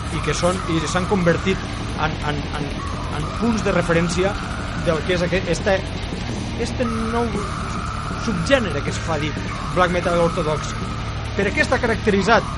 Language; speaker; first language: Catalan; native; Catalan